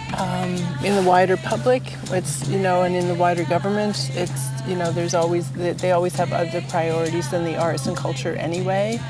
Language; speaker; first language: English; native; English